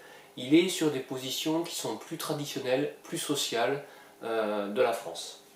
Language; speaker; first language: French; native; French